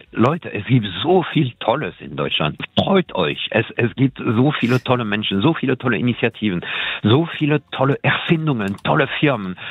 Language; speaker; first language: German; non-native, fluent; French